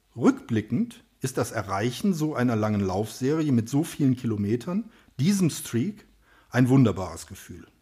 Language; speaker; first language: German; native; German